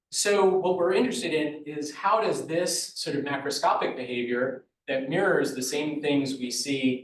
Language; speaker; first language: English; native; English